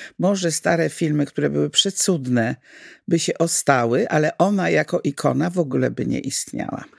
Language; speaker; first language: Polish; native; Polish